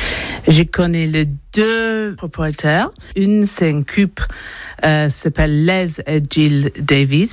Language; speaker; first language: French; non-native, learner; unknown